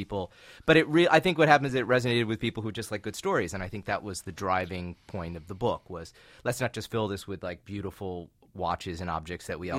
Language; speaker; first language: English; native; English